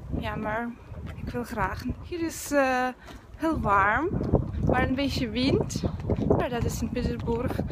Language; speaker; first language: Dutch; non-native, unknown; Russian